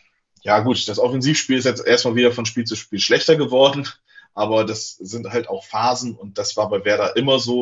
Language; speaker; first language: German; native; German